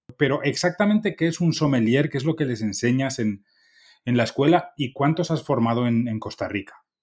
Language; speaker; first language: Spanish; native; Spanish